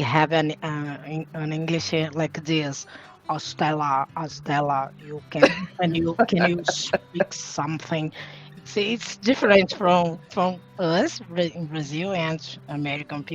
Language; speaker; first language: English; non-native, learner; Portuguese